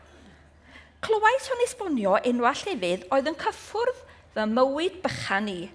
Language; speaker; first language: Welsh; native; Welsh